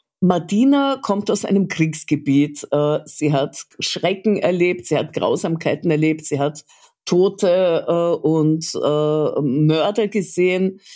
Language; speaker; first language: German; early bilingual, other home language; Russian